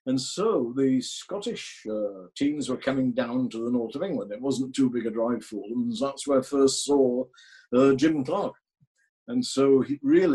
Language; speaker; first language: English; native; English